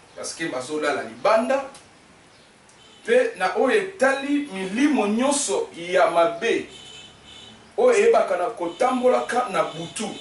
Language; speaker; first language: Lingala; native; Lingala